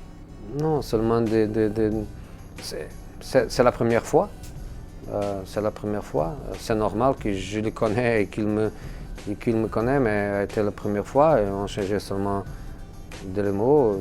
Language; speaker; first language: French; non-native, fluent; Portuguese